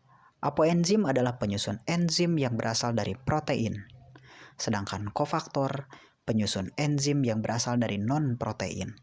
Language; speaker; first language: Indonesian; native; Indonesian